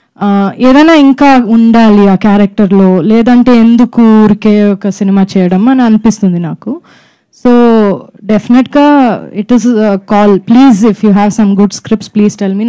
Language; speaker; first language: Telugu; non-native, fluent; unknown